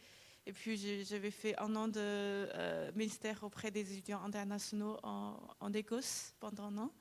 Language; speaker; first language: French; non-native, fluent; Chinese